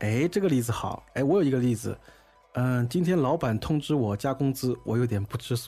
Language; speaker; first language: Chinese; native; Chinese